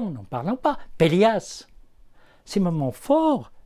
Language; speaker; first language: French; non-native, local second language; Arabic